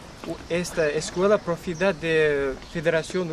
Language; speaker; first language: Spanish; non-native, learner; Kyrgyz